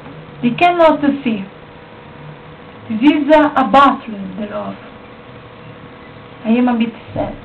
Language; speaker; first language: English; non-native, learner; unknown